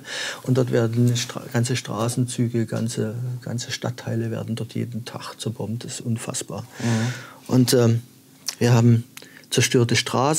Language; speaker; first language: German; native; German